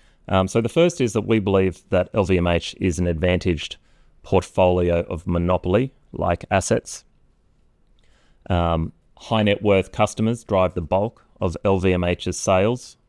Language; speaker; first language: English; native; English